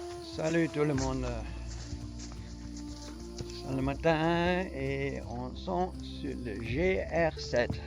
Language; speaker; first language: French; non-native, learner; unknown